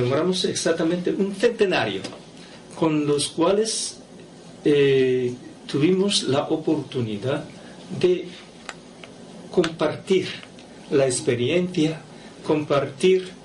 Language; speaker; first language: Spanish; non-native, fluent; Japanese